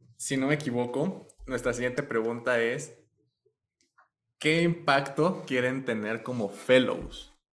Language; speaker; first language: Spanish; native; Spanish